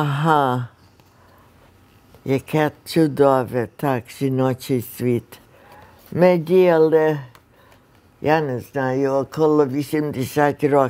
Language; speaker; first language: Ukrainian; early bilingual, heritage; Ukrainian